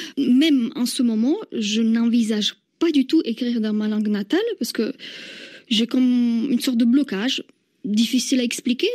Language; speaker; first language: French; non-native, fluent; Slovak